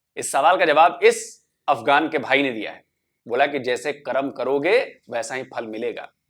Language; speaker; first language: Hindi; native; Hindi